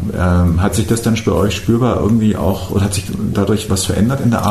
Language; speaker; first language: German; native; German